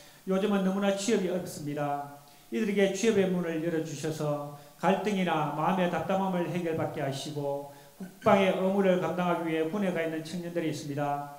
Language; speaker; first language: Korean; native; Korean